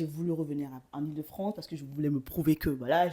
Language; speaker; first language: French; non-native, local second language; Bambara